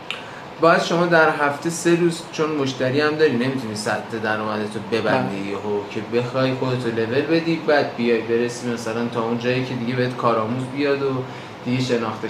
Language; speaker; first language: Persian; native; Persian